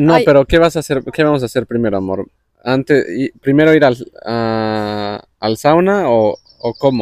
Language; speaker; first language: Spanish; native; Spanish